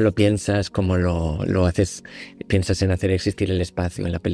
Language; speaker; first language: Spanish; native; Spanish